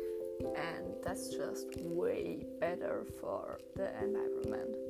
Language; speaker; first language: English; non-native, fluent; German